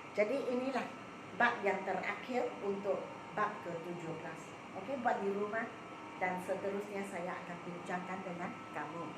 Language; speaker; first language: Malay; non-native, local second language; Chinese